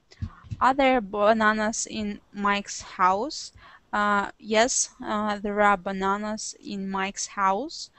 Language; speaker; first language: English; non-native, learner; Russian